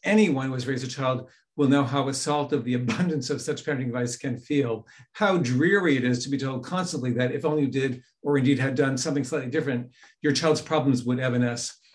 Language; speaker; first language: English; native; English